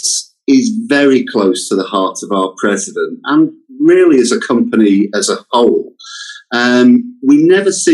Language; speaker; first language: English; native; English